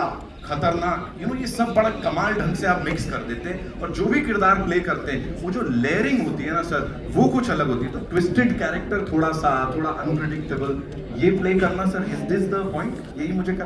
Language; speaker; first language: Hindi; native; Hindi